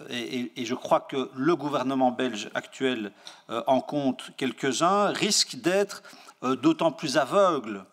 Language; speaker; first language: French; native; French